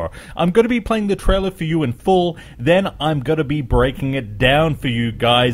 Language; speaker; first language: English; native; English